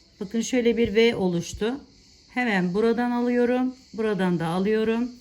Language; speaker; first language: Turkish; native; Turkish